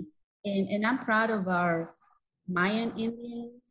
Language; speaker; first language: English; non-native, fluent; Spanish